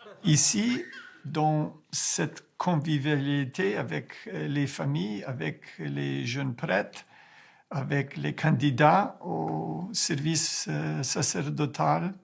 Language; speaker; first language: French; non-native, fluent; Ukrainian